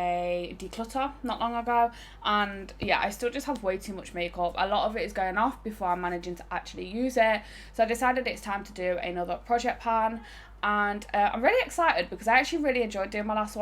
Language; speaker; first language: English; native; English